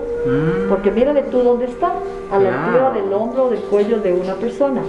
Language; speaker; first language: Spanish; native; Spanish